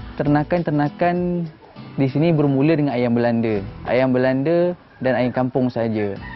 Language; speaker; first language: Malay; native; Malay